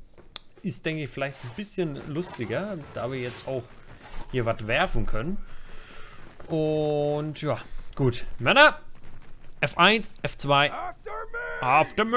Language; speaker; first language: German; native; German